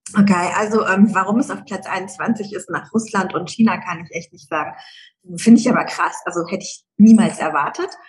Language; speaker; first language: German; early bilingual, other home language; Persian